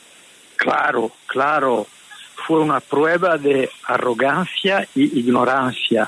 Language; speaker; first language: Spanish; non-native, fluent; Italian